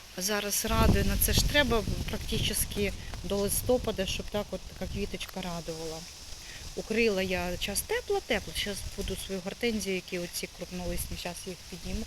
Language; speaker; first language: Ukrainian; native; Ukrainian